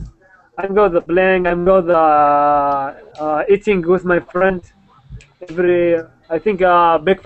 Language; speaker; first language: English; non-native, learner; Arabic